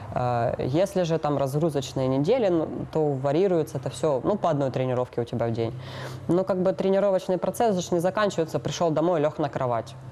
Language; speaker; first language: Russian; native; Russian